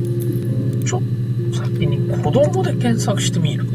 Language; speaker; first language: Japanese; native; Japanese